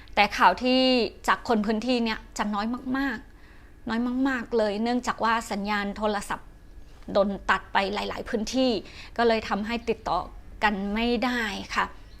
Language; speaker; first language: Thai; non-native, fluent; Shan